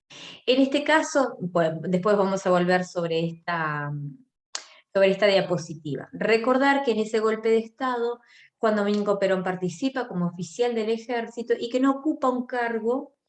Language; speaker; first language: Spanish; native; Spanish